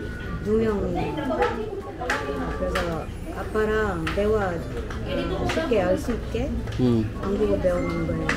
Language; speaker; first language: Korean; non-native, fluent; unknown